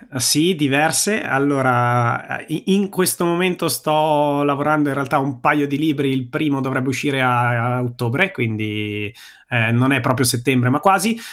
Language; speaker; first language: Italian; native; Italian